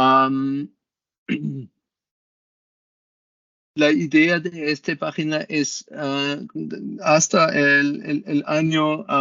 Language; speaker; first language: Spanish; non-native, learner; German